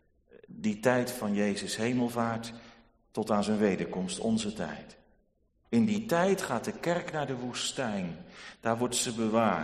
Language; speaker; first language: Dutch; native; Dutch